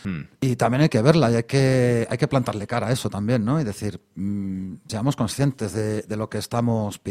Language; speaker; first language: Spanish; native; Spanish